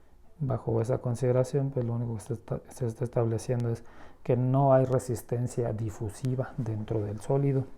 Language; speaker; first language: Spanish; native; Spanish